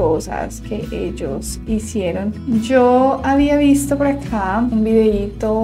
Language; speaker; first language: Spanish; native; Spanish